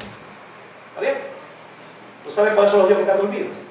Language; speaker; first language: Spanish; native; Spanish